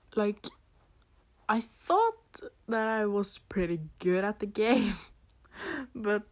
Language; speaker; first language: English; non-native, fluent; Norwegian